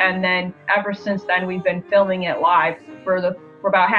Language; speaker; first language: English; native; English